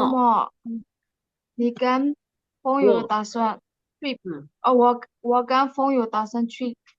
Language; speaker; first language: Chinese; non-native, learner; Burmese